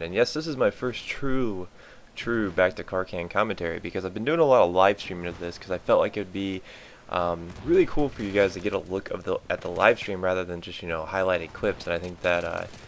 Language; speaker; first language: English; native; English